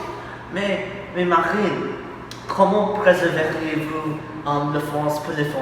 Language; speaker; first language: French; non-native, learner; English